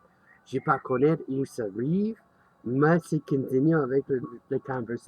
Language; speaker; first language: French; non-native, learner; English